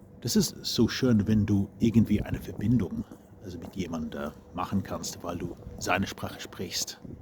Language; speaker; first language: German; non-native, fluent; English